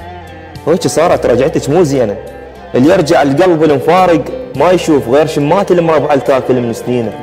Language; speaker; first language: Arabic; native; Arabic